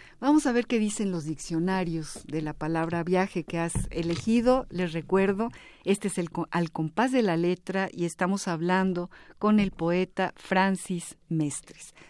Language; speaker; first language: Spanish; native; Spanish